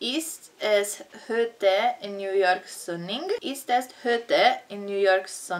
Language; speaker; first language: German; non-native, learner; Italian